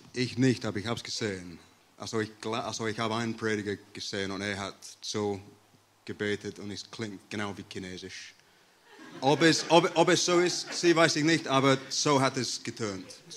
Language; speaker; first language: German; non-native, fluent; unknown